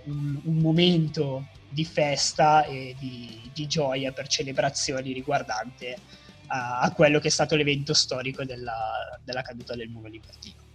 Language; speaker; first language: Italian; native; Italian